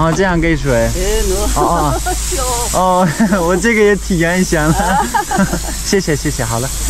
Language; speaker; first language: Chinese; non-native, learner; Turkmen